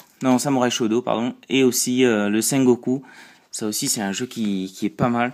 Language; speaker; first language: French; native; French